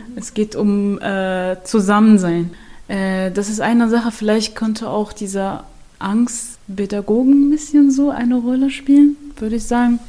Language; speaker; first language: German; non-native, fluent; Arabic